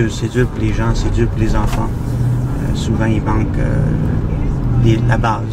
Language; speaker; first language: French; native; French